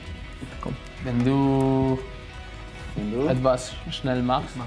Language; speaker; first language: German; non-native, learner; Spanish